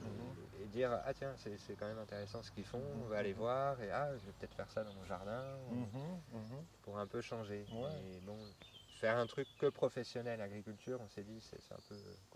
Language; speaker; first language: French; native; French